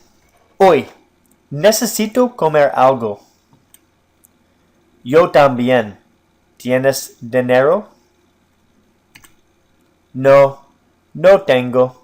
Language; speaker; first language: Spanish; non-native, fluent; English